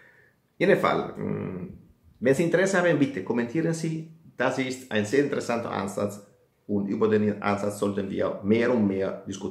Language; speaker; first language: German; non-native, fluent; Italian